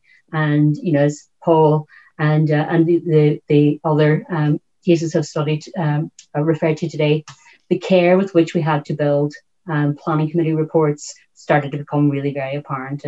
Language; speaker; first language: English; native; English